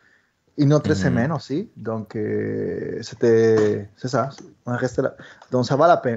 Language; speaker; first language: French; early bilingual, other home language; Spanish